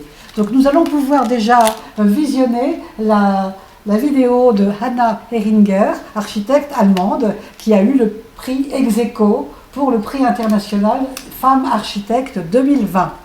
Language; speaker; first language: French; native; French